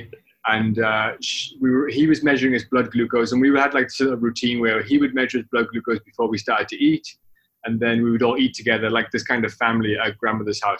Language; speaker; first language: English; native; English